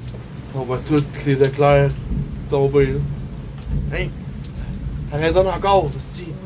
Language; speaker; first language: French; native; French